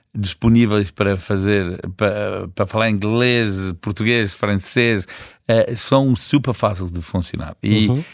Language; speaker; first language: Portuguese; early bilingual, heritage; Portuguese